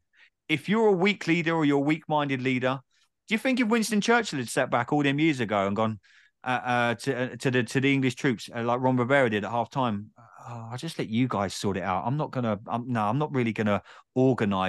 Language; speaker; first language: English; native; English